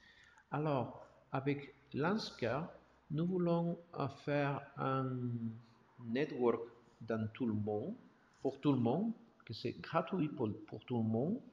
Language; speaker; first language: French; non-native, learner; Spanish